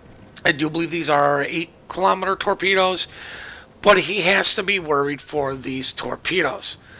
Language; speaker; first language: English; native; English